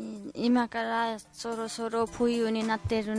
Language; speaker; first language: Japanese; non-native, learner; Nepali